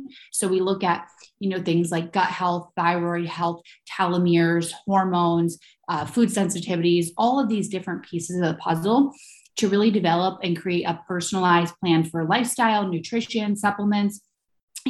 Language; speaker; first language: English; native; English